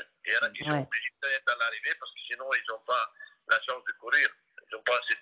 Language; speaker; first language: French; non-native, local second language; Dutch